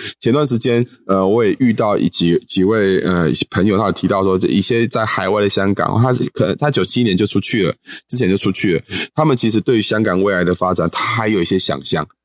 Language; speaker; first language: Chinese; native; Chinese